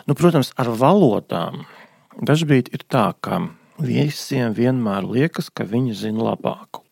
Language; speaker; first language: Latvian; native; Latvian